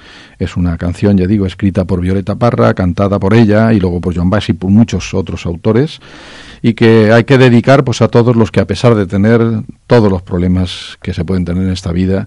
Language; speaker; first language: Spanish; native; Spanish